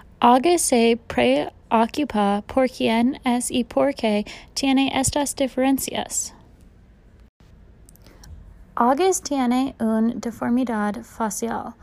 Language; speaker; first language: Spanish; non-native, learner; English